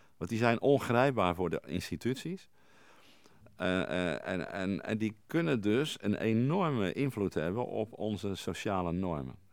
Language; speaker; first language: Dutch; native; Dutch